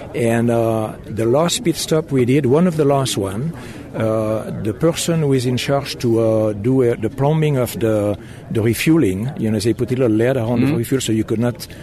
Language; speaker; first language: English; non-native, fluent; German